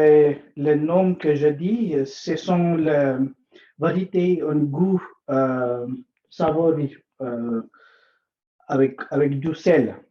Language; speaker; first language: French; non-native, learner; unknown